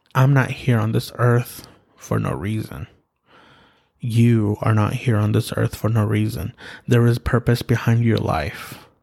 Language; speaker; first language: English; early bilingual, other home language; Spanish